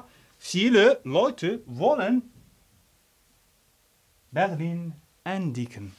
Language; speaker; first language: German; non-native, fluent; Arabic